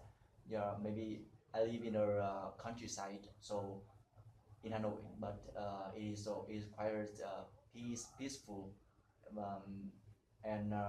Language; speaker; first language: English; non-native, learner; Vietnamese